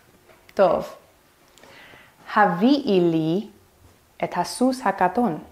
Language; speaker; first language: Hebrew; non-native, fluent; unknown